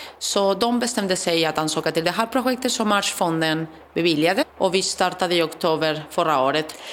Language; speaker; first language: Swedish; non-native, fluent; Spanish